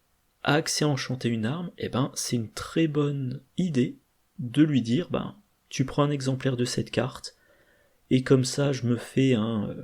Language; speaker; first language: French; native; French